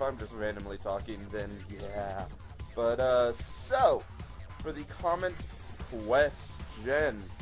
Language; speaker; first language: English; native; English